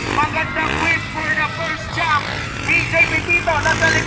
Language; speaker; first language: Filipino; non-native, local second language; Cebuano